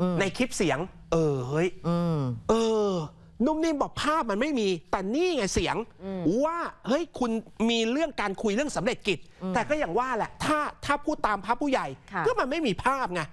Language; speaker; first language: Thai; native; Thai